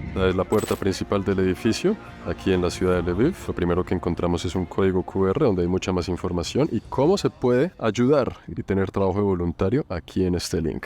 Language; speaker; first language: Spanish; native; Spanish